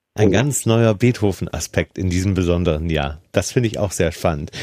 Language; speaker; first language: German; native; German